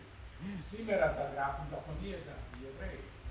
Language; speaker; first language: Greek; native; Greek